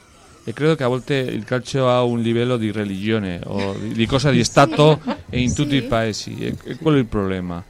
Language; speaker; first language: Italian; non-native, fluent; Spanish